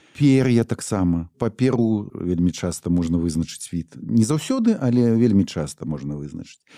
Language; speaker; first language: Belarusian; non-native, local second language; Russian